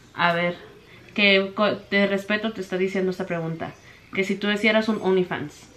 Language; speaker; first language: Spanish; early bilingual, heritage; Spanish